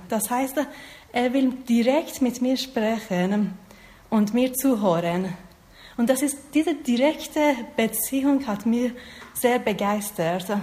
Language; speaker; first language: German; non-native, learner; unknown